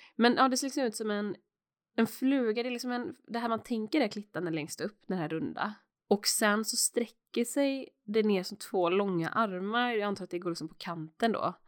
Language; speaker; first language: Swedish; native; Swedish